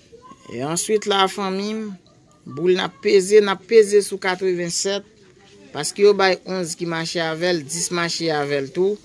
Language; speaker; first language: French; non-native, local second language; Haitian Creole